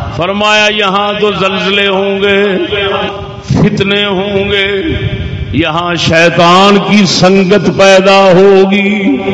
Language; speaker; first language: Urdu; non-native, local second language; Punjabi